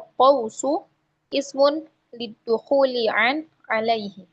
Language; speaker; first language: Arabic; non-native, learner; Indonesian